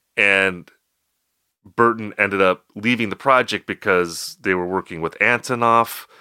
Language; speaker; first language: English; native; English